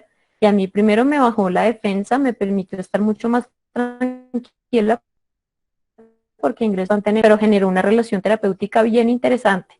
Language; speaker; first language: Spanish; native; Spanish